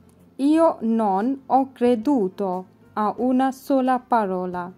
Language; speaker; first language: Italian; non-native, fluent; Bangla